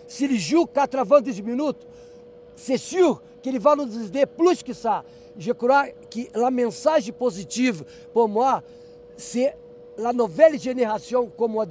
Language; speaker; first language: French; non-native, fluent; Portuguese